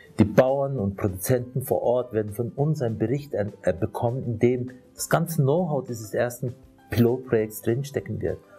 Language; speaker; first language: German; early bilingual, other home language; Swiss German